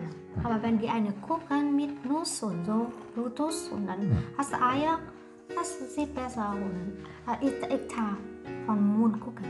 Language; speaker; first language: German; non-native, learner; Vietnamese